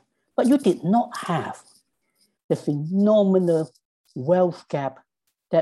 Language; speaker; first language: English; non-native, local second language; Cantonese